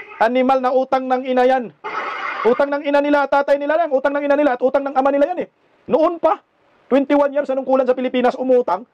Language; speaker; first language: Filipino; non-native, local second language; Cebuano